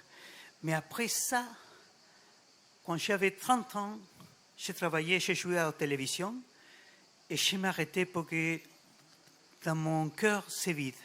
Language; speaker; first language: French; non-native, fluent; Spanish